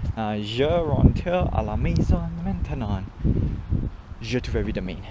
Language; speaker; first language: French; non-native, learner; English